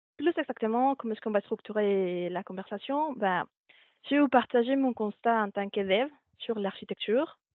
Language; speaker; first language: French; non-native, fluent; Spanish